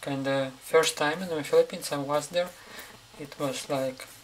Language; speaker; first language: English; non-native, fluent; Russian